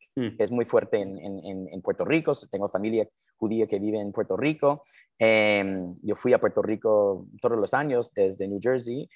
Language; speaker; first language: Spanish; non-native, fluent; English